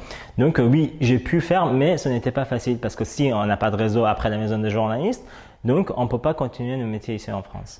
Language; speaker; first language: French; non-native, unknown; Persian